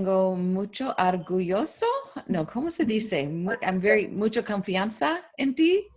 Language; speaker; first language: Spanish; non-native, learner; English